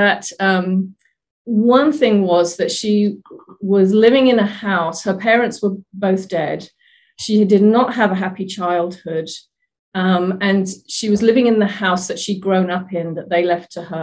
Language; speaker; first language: English; native; English